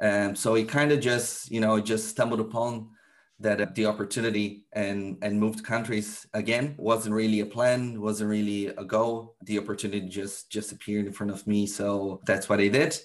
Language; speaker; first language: English; non-native, fluent; Portuguese